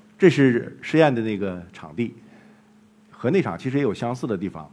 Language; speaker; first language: Chinese; native; Chinese